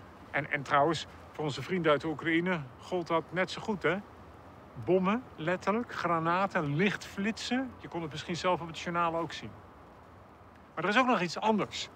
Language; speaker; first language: Dutch; native; Dutch